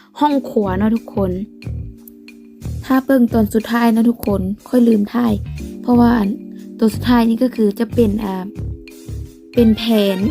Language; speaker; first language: Thai; non-native, local second language; Lao